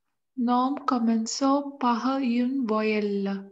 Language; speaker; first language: French; non-native, learner; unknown